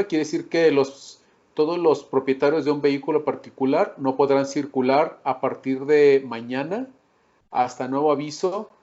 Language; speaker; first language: Spanish; native; Spanish